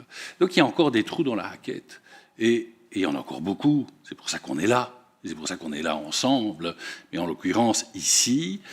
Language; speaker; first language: French; native; French